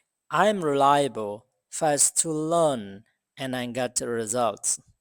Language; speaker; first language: English; non-native, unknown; Burmese